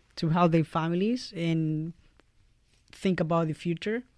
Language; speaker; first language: English; non-native, fluent; Spanish